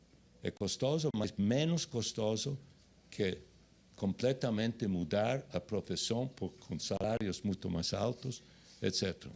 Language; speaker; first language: Portuguese; non-native, fluent; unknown